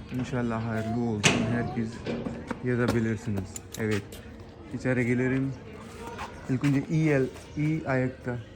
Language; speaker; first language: Turkish; non-native, learner; Urdu